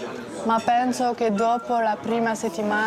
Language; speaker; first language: Italian; non-native, learner; French